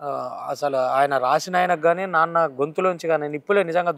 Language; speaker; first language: Telugu; native; Telugu